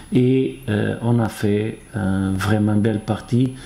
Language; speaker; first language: French; non-native, fluent; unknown